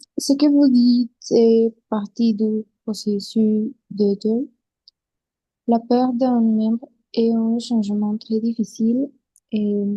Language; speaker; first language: French; non-native, learner; Spanish